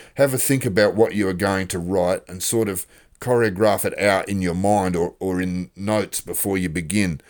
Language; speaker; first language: English; native; English